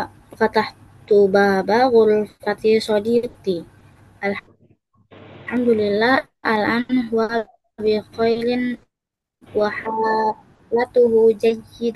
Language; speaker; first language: Arabic; non-native, learner; Indonesian